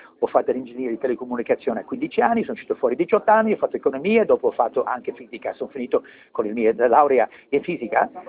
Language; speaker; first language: Italian; early bilingual, heritage; English